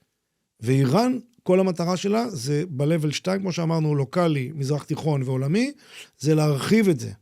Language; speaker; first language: Hebrew; native; Hebrew